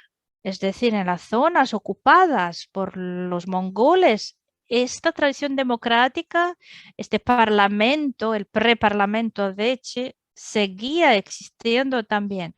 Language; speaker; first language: Spanish; non-native, fluent; Russian